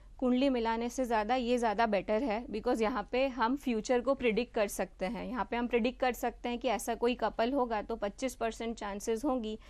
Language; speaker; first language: Hindi; non-native, local second language; Gujarati